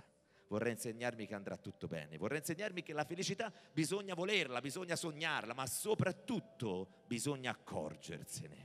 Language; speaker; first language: Italian; native; Italian